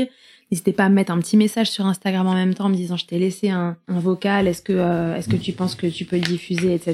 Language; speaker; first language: French; native; French